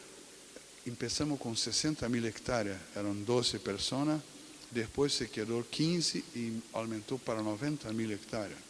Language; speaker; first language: Spanish; non-native, fluent; Portuguese